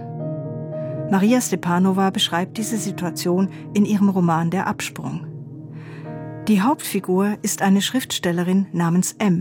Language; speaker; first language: German; native; German